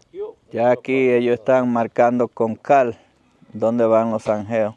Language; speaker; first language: Spanish; native; Spanish